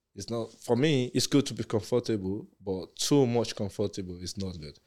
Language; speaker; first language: English; non-native, local second language; Yoruba